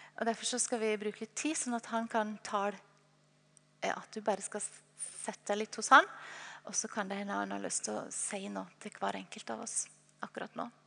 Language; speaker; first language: Norwegian; native; Norwegian